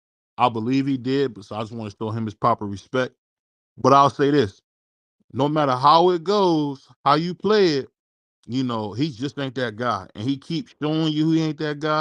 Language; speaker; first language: English; native; English